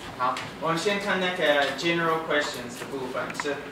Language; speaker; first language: Chinese; non-native, fluent; English